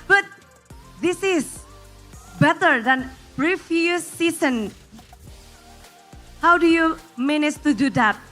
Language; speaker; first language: English; non-native, fluent; Indonesian